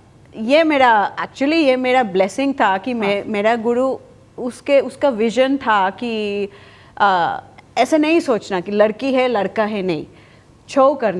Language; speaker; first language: Hindi; non-native, fluent; Spanish